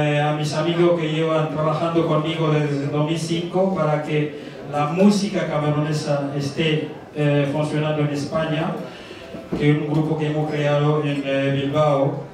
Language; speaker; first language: Spanish; non-native, fluent; French